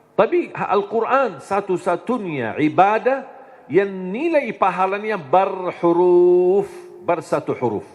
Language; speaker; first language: Indonesian; non-native, fluent; Arabic